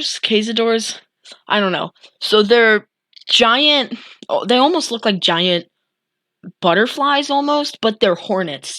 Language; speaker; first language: English; native; English